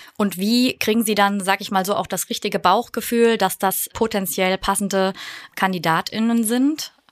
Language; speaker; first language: German; native; German